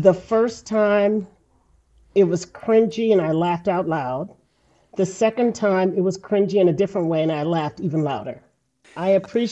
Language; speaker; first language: English; native; English